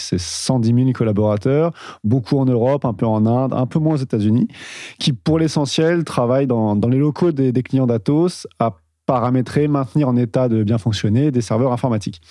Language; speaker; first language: French; native; French